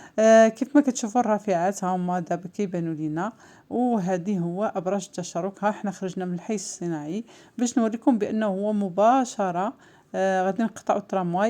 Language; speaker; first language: Arabic; native; Arabic